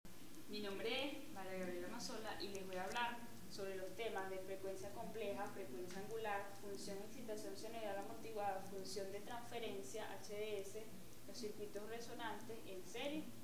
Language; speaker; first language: Spanish; native; Spanish